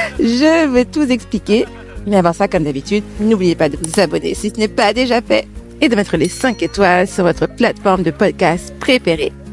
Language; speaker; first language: French; native; French